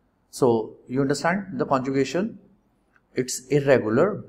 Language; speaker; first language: English; non-native, local second language; Hindi